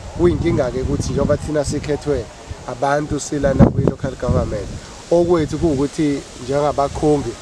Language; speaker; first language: Zulu; native; Zulu